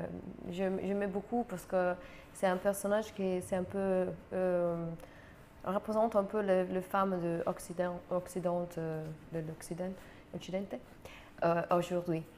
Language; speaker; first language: French; non-native, fluent; Italian